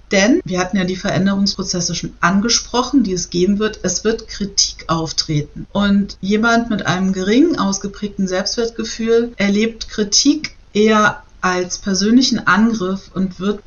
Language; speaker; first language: German; native; German